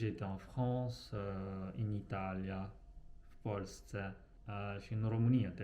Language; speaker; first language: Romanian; non-native, learner; Japanese